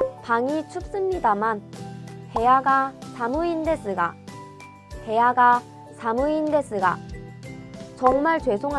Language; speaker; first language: Japanese; non-native, fluent; Korean